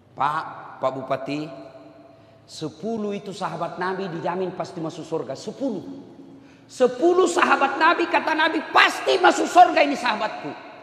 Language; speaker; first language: Indonesian; non-native, local second language; Buginese